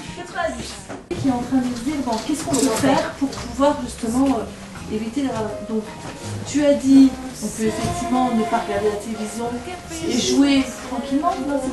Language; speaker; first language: French; native; French